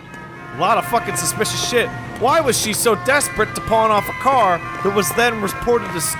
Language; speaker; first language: English; native; English